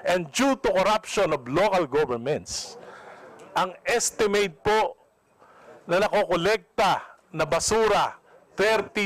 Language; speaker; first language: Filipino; native; Filipino